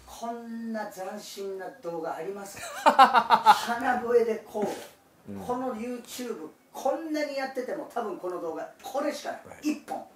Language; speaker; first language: Japanese; native; Japanese